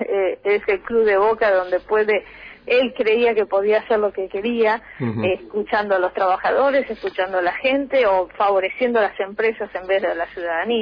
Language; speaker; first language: Spanish; native; Spanish